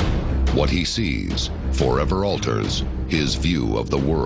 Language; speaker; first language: English; native; English